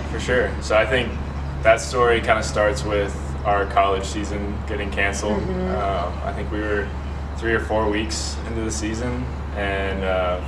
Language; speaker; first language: English; native; English